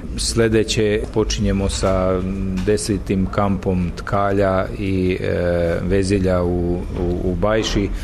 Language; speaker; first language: Serbian; non-native, local second language; Hungarian